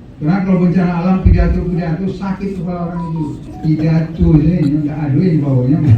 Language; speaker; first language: Indonesian; native; Indonesian